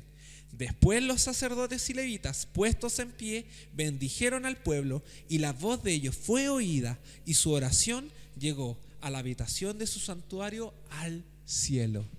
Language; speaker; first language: Spanish; native; Spanish